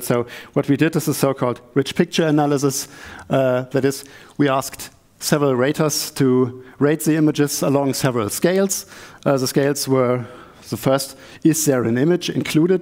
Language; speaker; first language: English; non-native, fluent; German